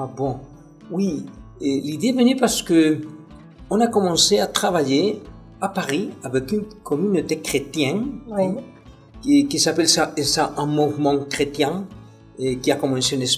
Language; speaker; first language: French; non-native, fluent; Spanish